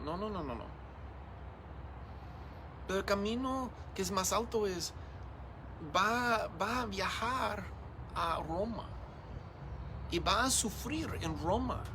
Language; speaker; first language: Spanish; non-native, learner; English